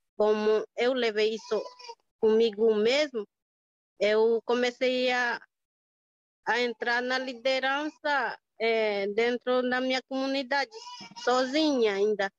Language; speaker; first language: Portuguese; non-native, local second language; Guarani